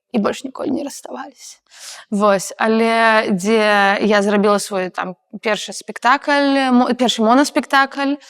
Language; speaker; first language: Belarusian; native; Belarusian